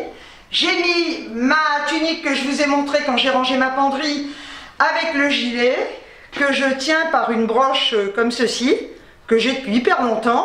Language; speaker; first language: French; native; French